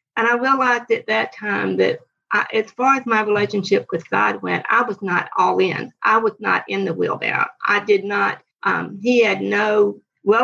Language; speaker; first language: English; native; English